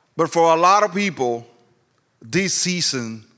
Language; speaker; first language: English; non-native, fluent; Spanish